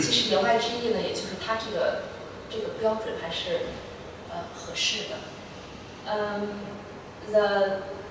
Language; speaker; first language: Chinese; native; Chinese